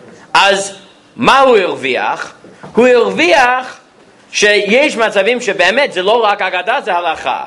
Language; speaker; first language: Hebrew; non-native, fluent; English